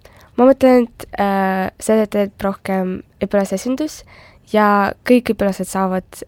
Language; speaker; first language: Estonian; non-native, local second language; Russian